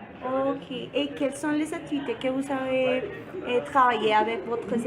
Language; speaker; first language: French; non-native, learner; Spanish